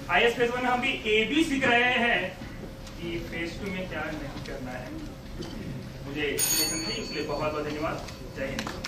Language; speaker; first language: Hindi; non-native, local second language; Marathi